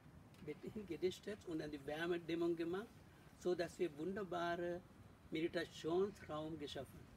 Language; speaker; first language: German; non-native, learner; Sinhala